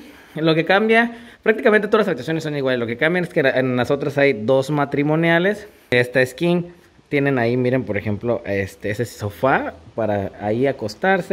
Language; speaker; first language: Spanish; native; Spanish